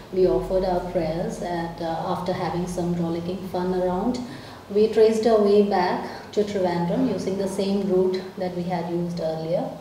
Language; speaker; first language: English; non-native, local second language; Malayalam